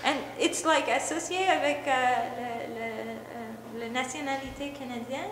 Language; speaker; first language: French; non-native, local second language; English